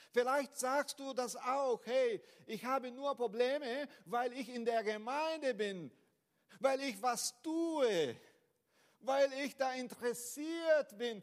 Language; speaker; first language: German; non-native, fluent; Portuguese